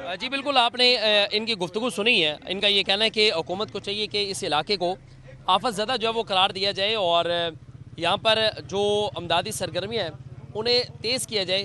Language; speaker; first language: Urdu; native; Urdu